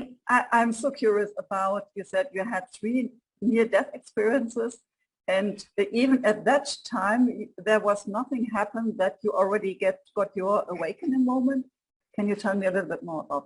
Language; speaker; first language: English; non-native, fluent; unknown